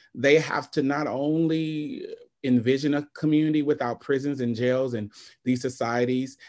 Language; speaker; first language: English; native; English